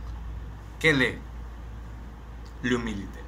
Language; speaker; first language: French; non-native, learner; Spanish